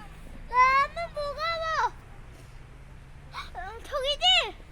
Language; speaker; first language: Korean; non-native, local second language; Mongolian